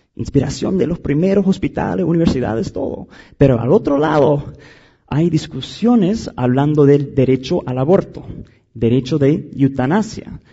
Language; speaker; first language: Spanish; non-native, fluent; English